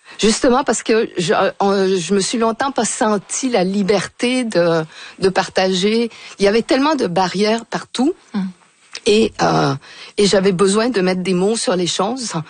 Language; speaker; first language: French; early bilingual, other home language; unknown